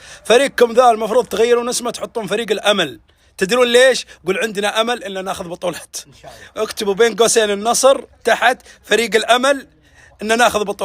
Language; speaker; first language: Arabic; native; Arabic